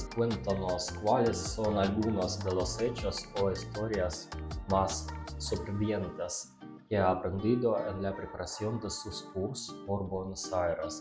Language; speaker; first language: Spanish; non-native, learner; Russian